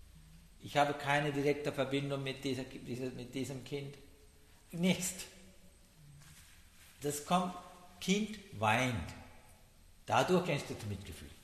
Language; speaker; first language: German; non-native, learner; Sinhala